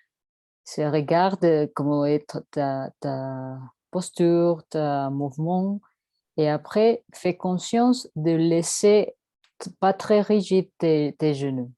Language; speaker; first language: French; non-native, learner; Spanish